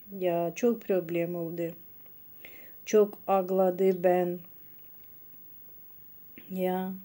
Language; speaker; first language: Turkish; non-native, learner; Russian